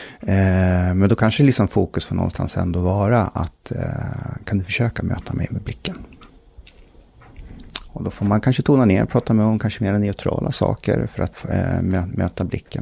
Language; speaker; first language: Swedish; native; Swedish